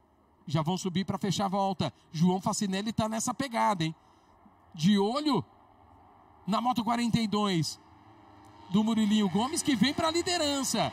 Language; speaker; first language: Portuguese; native; Portuguese